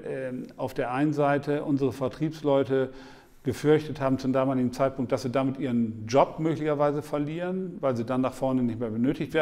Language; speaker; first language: German; native; German